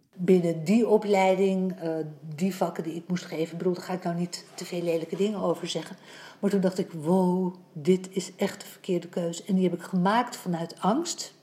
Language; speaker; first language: Dutch; native; Dutch